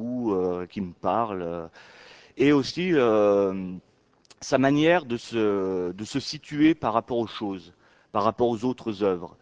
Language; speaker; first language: French; native; French